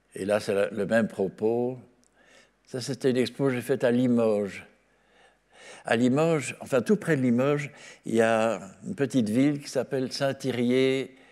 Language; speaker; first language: French; native; French